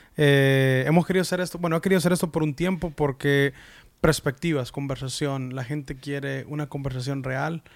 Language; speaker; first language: Spanish; early bilingual, heritage; Spanish